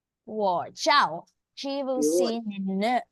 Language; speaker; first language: Chinese; non-native, learner; Filipino